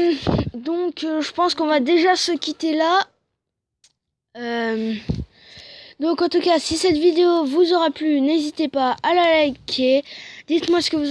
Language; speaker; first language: French; native; French